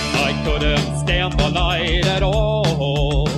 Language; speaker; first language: English; non-native, fluent; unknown